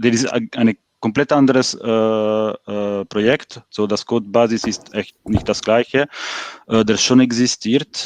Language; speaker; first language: German; non-native, fluent; French